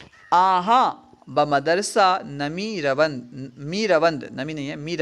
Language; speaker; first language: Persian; non-native, fluent; Urdu